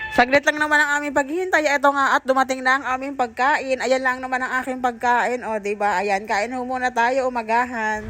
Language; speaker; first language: Filipino; native; Filipino